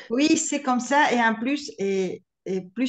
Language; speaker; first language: French; non-native, fluent; Spanish